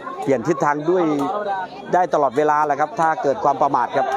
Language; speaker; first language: Thai; native; Thai